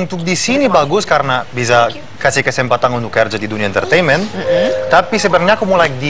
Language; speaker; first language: Indonesian; non-native, fluent; Italian